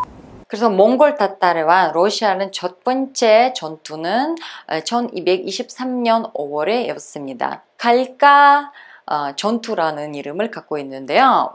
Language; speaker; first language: Korean; non-native, fluent; Uzbek